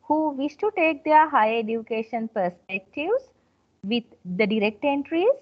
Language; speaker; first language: English; non-native, local second language; Sinhala